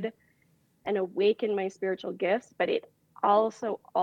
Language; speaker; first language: English; native; English